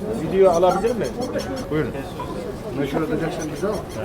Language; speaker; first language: Turkish; native; Turkish